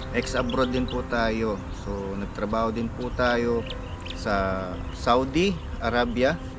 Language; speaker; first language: Filipino; non-native, local second language; Pampanga